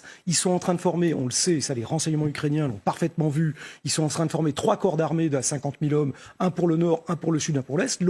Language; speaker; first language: French; native; French